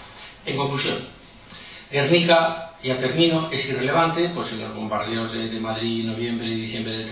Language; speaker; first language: Spanish; native; Spanish